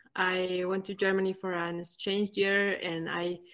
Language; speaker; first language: English; non-native, fluent; Spanish